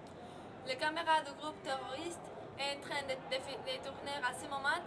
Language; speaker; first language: French; non-native, learner; Spanish